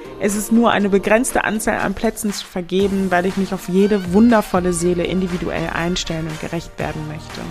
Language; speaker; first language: German; native; German